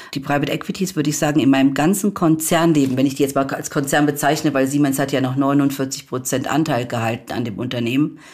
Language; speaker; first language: German; native; German